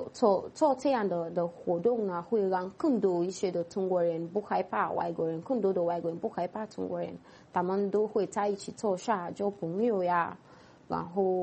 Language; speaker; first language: Chinese; non-native, fluent; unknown